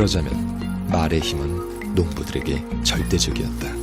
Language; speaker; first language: Korean; native; Korean